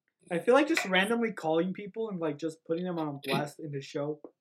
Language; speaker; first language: English; early bilingual, other home language; Spanish